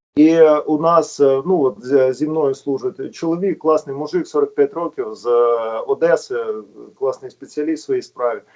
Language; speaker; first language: Ukrainian; non-native, local second language; Russian